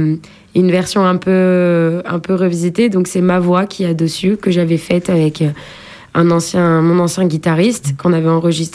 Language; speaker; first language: French; native; French